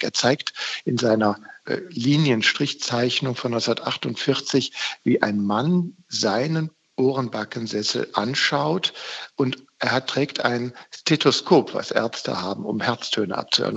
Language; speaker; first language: German; native; German